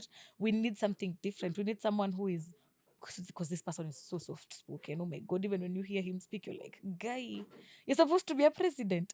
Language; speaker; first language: English; non-native, local second language; Swahili